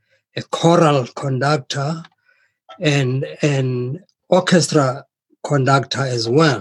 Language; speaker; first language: English; non-native, local second language; Xhosa